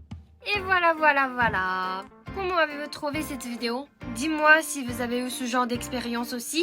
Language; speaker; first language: French; non-native, fluent; Japanese